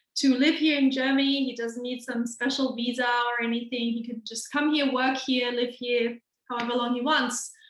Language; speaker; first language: English; non-native, fluent; German